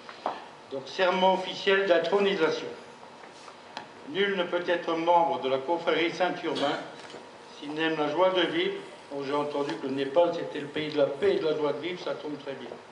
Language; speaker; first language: French; native; French